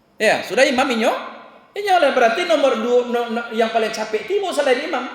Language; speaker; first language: Malay; non-native, local second language; Minangkabau